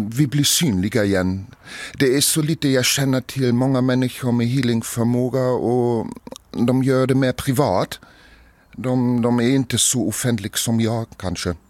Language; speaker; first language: Swedish; non-native, fluent; German